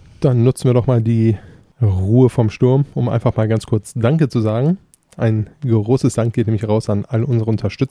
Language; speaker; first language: German; native; German